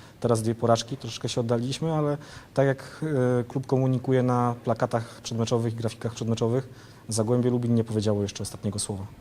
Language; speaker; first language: Polish; native; Polish